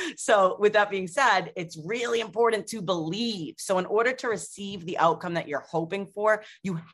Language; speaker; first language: English; native; English